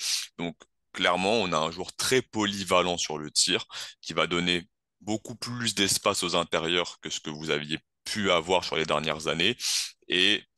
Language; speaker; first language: French; native; French